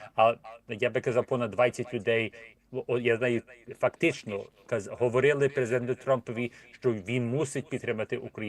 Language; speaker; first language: Ukrainian; early bilingual, heritage; Ukrainian